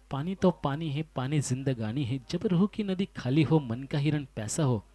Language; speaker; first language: Hindi; non-native, local second language; Marathi